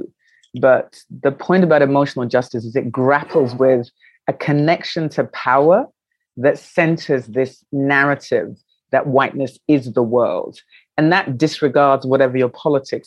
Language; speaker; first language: English; native; English